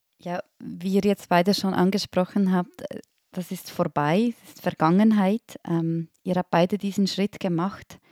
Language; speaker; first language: German; native; German